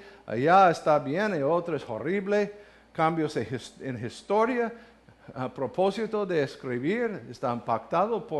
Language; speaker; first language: Spanish; non-native, learner; English